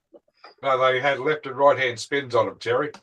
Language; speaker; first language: English; native; English